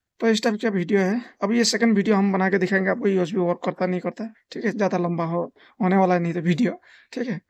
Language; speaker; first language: Hindi; non-native, local second language; Nepali